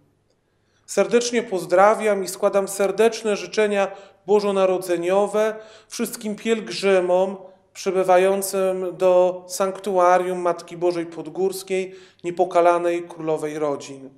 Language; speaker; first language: Polish; native; Polish